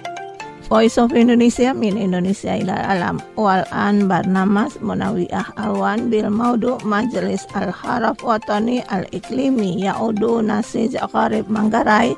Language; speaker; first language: Arabic; non-native, fluent; Indonesian